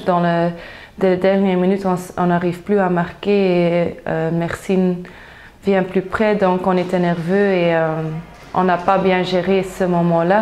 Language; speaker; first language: French; non-native, local second language; Dutch